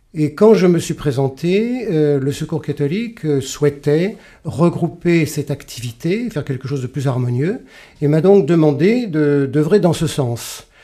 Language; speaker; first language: French; native; French